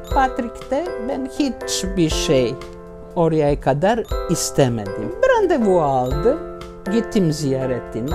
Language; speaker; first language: Turkish; non-native, fluent; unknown